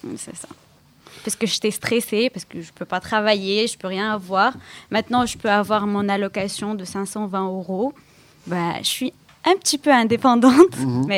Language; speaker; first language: French; non-native, local second language; Arabic